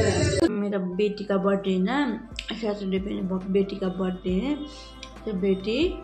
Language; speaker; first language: Hindi; non-native, local second language; Nepali